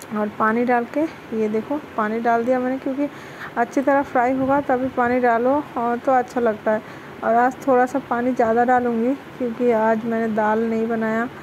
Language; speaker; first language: Hindi; non-native, local second language; Bangla